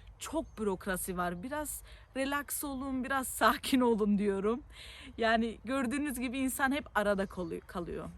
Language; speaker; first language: Turkish; early bilingual, heritage; Turkish